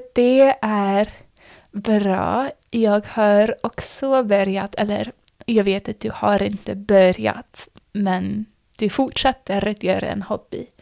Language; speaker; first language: Swedish; non-native, fluent; English